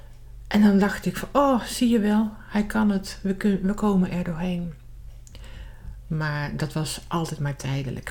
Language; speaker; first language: Dutch; native; Dutch